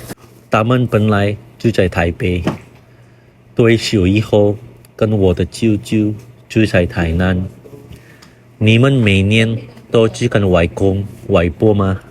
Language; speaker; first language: Chinese; non-native, fluent; Indonesian